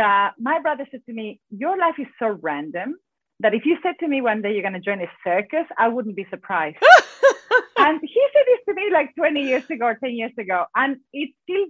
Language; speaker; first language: English; non-native, fluent; Spanish